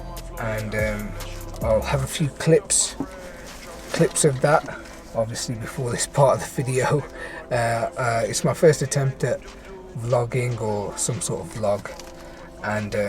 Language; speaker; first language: English; native; English